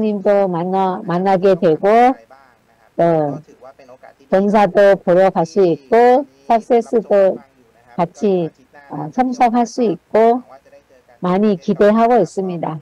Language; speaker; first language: Korean; non-native, fluent; Thai